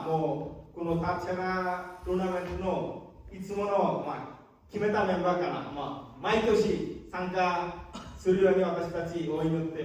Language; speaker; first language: Japanese; non-native, fluent; Bangla